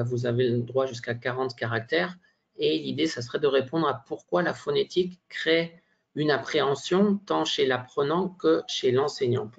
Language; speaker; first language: French; native; French